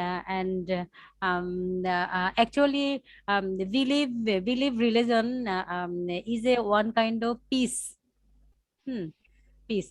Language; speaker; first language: English; non-native, learner; Bangla